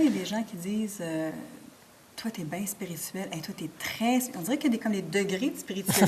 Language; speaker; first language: French; native; French